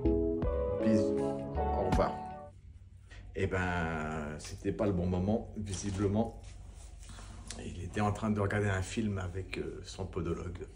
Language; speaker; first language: French; native; French